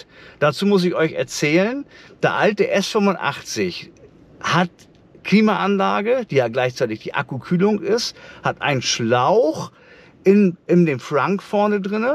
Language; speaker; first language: German; native; German